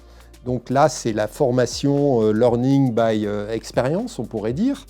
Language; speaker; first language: French; native; French